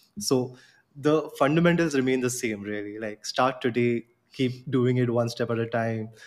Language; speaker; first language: English; non-native, local second language; Gujarati